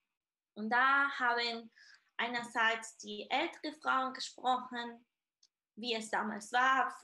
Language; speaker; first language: German; non-native, fluent; Spanish